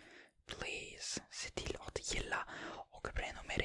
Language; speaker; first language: Swedish; non-native, learner; Finnish